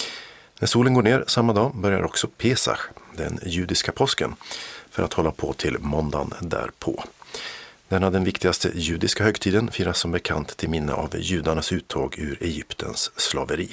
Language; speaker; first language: Swedish; native; Swedish